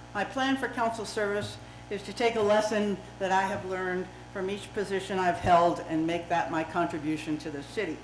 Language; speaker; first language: English; native; English